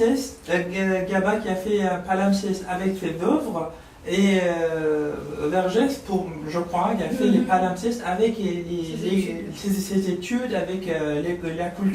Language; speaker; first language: French; non-native, learner; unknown